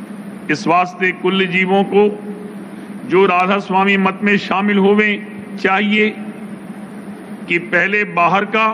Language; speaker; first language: Hindi; native; Hindi